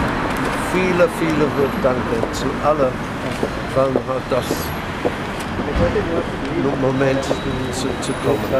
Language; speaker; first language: German; early bilingual, heritage; German